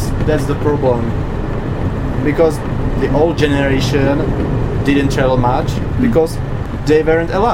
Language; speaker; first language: English; non-native, fluent; Czech